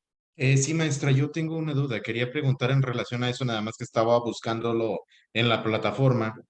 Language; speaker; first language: Spanish; native; Spanish